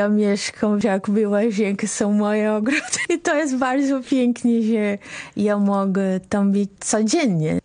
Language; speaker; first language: Polish; non-native, fluent; Portuguese